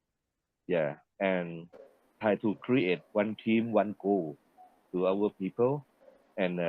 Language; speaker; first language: English; non-native, learner; Thai